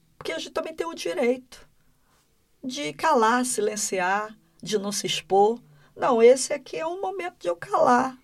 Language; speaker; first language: Portuguese; native; Portuguese